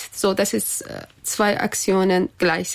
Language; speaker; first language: German; non-native, learner; Persian